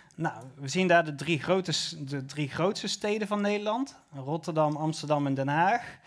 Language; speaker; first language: Dutch; native; Dutch